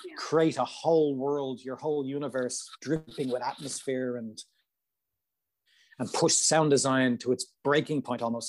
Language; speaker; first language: English; native; English